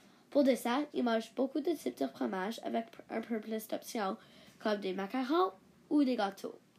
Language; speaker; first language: French; non-native, learner; English